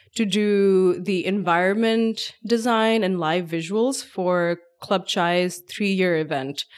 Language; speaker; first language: English; non-native, local second language; Urdu